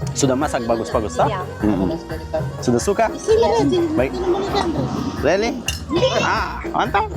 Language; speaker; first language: Indonesian; non-native, learner; Persian